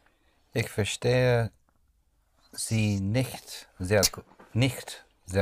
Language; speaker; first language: German; non-native, learner; English